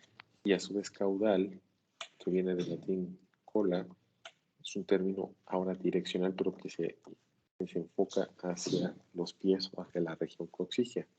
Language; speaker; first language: Spanish; native; Spanish